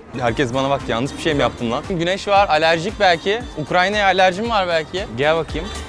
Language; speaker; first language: Turkish; native; Turkish